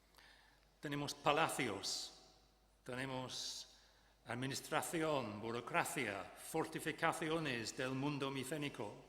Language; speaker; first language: Spanish; non-native, fluent; English